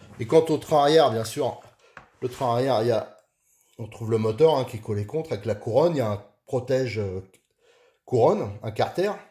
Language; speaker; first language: French; native; French